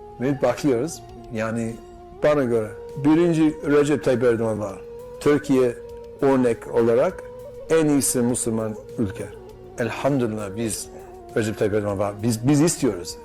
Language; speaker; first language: Turkish; non-native, learner; Bosnian